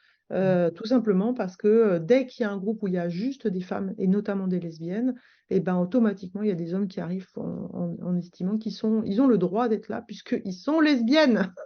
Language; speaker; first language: French; native; French